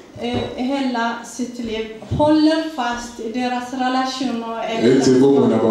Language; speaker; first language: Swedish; non-native, learner; Lingala